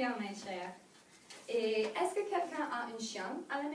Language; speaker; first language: French; non-native, learner; English